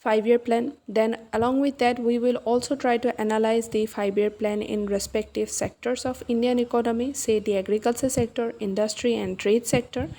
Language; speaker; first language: English; non-native, local second language; Assamese